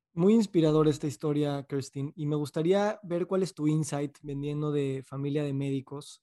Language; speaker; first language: Spanish; native; Spanish